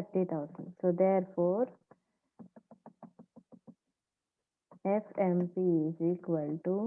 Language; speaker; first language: English; non-native, local second language; Telugu